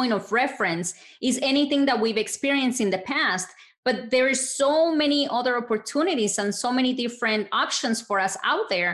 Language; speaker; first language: English; non-native, fluent; Spanish